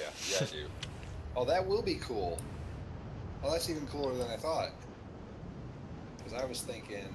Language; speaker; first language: English; native; English